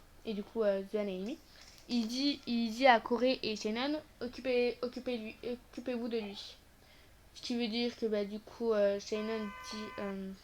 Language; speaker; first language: French; native; French